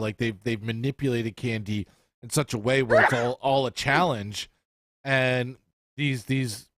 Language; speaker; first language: English; native; English